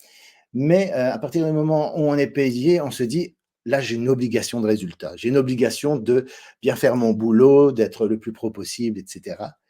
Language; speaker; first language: French; native; French